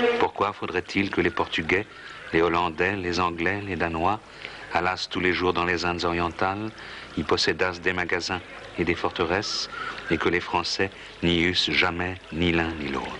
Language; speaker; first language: French; native; French